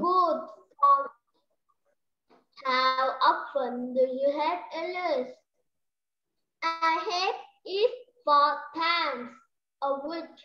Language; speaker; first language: English; non-native, learner; Vietnamese